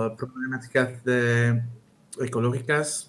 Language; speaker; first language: Spanish; non-native, learner; French